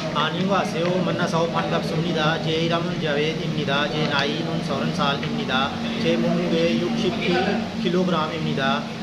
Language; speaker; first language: Korean; non-native, learner; Punjabi